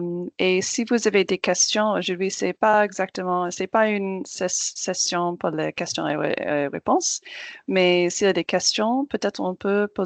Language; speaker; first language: French; non-native, fluent; English